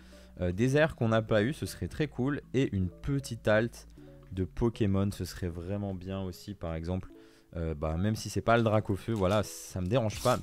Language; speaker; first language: French; native; French